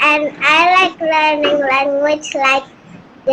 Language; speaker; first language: English; non-native, learner; Indonesian